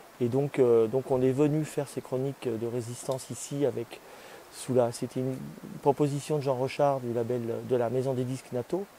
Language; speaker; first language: French; native; French